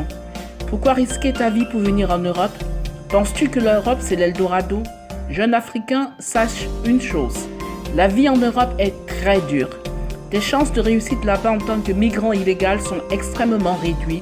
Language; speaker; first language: French; native; French